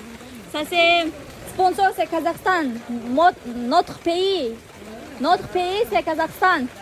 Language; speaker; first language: French; non-native, learner; Kazakh